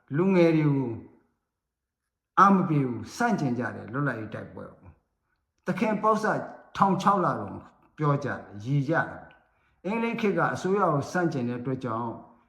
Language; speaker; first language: Burmese; non-native, local second language; Rohingya